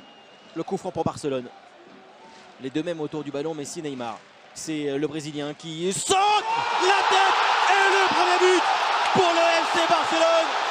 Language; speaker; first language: French; native; French